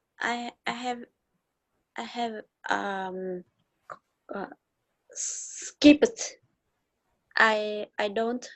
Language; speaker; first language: English; non-native, learner; Vietnamese